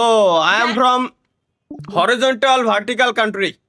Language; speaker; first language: English; non-native, learner; Bangla